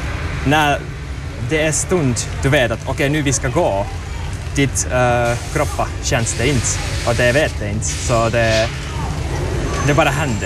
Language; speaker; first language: Swedish; non-native, learner; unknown